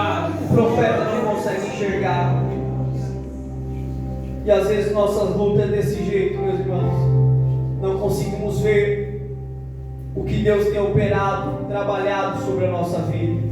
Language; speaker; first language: Portuguese; native; Portuguese